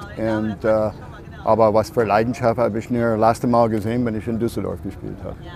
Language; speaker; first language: German; non-native, fluent; English